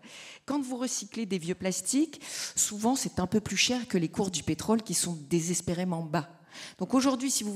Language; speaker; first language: French; native; French